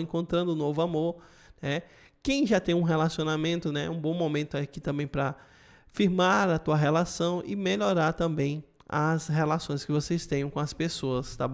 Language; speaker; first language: Portuguese; native; Portuguese